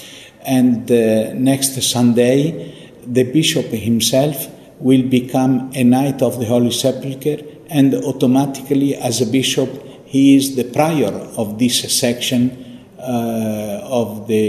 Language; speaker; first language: English; non-native, fluent; Italian